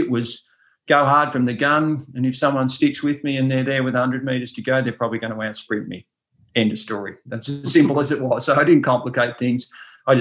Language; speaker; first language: English; native; English